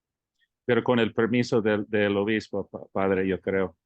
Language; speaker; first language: Spanish; early bilingual, heritage; English